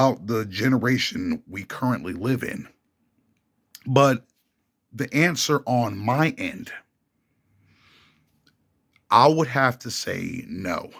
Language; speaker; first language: English; native; English